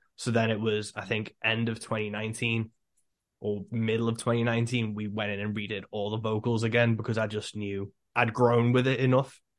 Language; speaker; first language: English; native; English